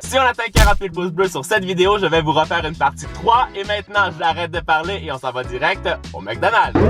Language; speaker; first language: French; native; French